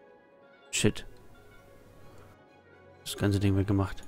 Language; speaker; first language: German; native; German